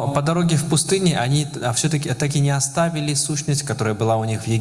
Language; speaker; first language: Russian; native; Russian